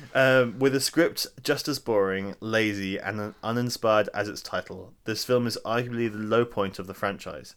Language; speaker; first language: English; native; English